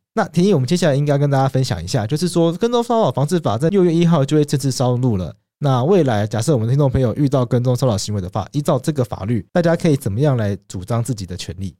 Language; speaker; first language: Chinese; native; Chinese